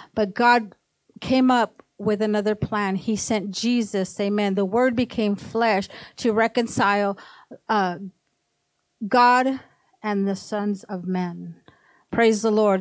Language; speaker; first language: English; early bilingual, other home language; Spanish